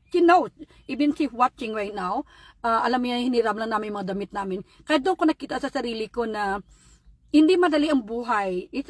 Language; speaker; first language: Filipino; non-native, local second language; Hiligaynon